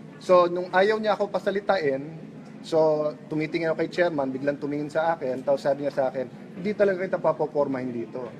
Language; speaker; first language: Filipino; native; Filipino